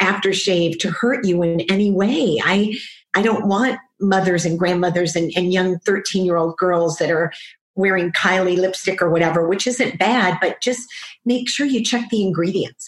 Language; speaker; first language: English; native; English